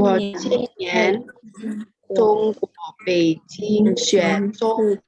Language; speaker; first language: Chinese; non-native, learner; Indonesian